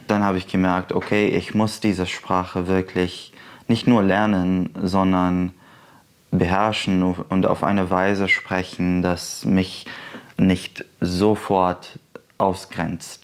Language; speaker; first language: German; non-native, fluent; Arabic